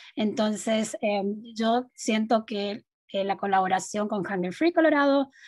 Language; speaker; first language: Spanish; native; Spanish